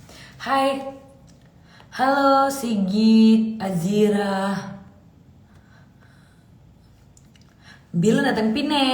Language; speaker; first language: Malay; native; Malay